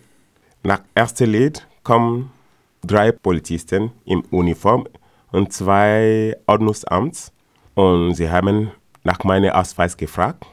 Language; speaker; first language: German; non-native, learner; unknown